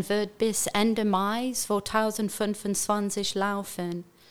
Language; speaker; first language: German; non-native, fluent; English